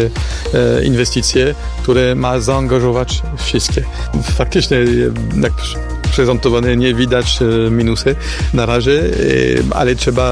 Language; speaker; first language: Polish; non-native, fluent; French